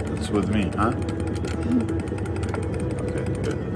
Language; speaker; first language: English; non-native, learner; Arabic